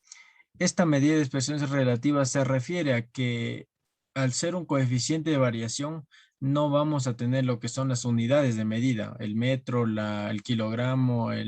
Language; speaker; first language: Spanish; native; Spanish